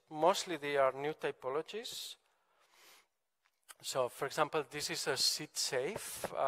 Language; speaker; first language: English; non-native, fluent; Catalan